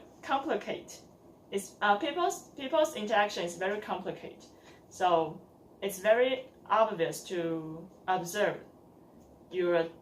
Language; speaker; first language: English; non-native, learner; Chinese